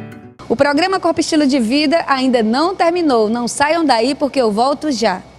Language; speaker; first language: Portuguese; native; Portuguese